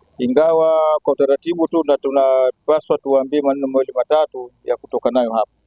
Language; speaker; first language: Swahili; native; Swahili